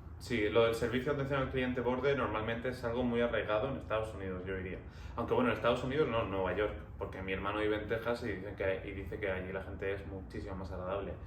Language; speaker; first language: Spanish; native; Spanish